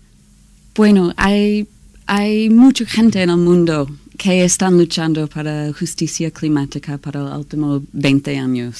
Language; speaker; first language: Spanish; non-native, learner; English